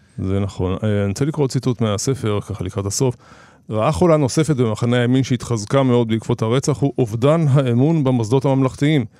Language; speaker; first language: Hebrew; native; Hebrew